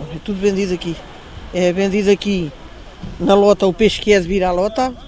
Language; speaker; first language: Portuguese; native; Portuguese